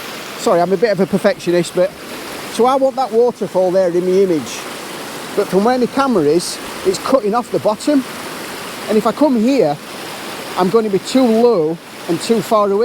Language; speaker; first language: English; native; English